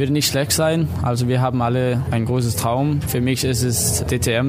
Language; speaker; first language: German; non-native, fluent; Danish